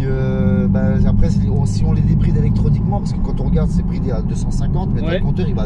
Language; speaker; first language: French; native; French